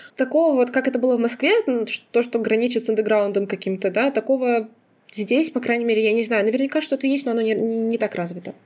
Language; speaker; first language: Russian; non-native, local second language; Azerbaijani